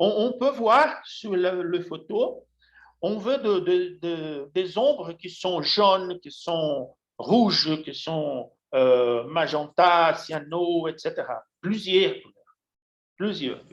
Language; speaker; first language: French; non-native, fluent; Portuguese